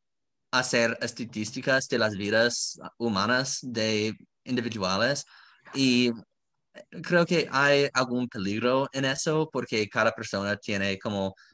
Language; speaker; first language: Spanish; non-native, fluent; English